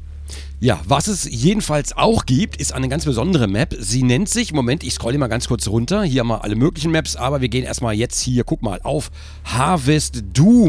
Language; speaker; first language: German; native; German